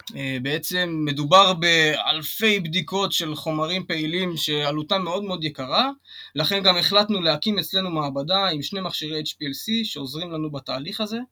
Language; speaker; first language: Hebrew; native; Hebrew